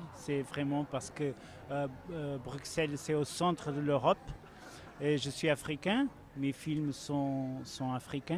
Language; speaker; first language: French; non-native, learner; Portuguese